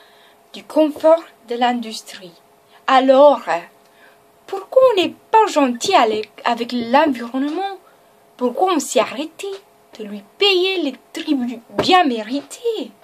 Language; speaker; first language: French; non-native, learner; Romanian